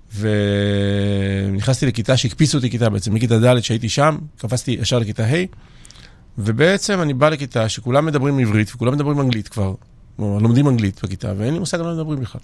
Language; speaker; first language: Hebrew; early bilingual, other home language; Georgian